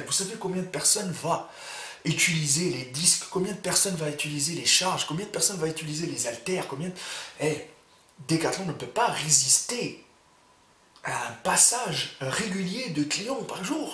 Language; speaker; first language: French; native; French